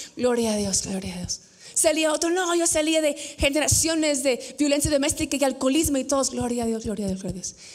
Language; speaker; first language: Spanish; non-native, fluent; English